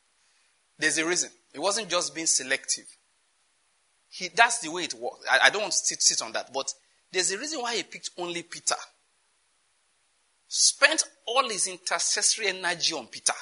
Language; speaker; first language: English; non-native, local second language; Yoruba